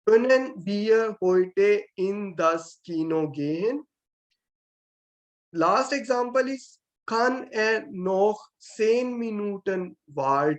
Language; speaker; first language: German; non-native, fluent; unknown